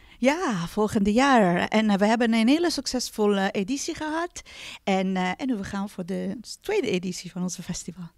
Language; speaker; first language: Dutch; non-native, fluent; Italian